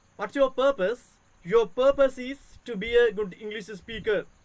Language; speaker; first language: English; non-native, local second language; Sinhala